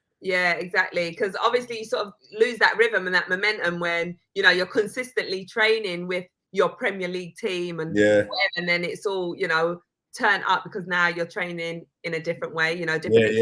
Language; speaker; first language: English; native; English